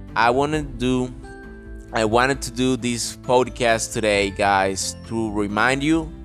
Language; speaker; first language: English; non-native, fluent; Spanish